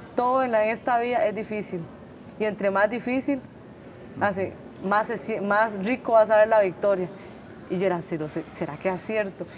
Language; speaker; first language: Spanish; native; Spanish